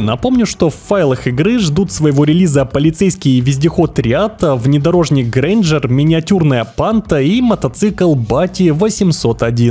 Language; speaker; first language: Russian; native; Russian